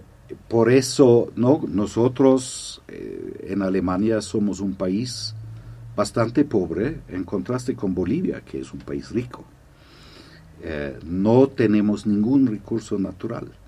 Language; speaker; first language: Spanish; non-native, fluent; German